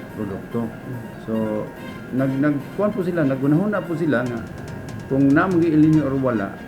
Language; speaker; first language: Cebuano; native; Cebuano